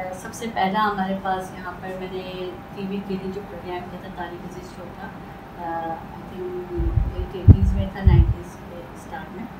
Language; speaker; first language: Urdu; native; Urdu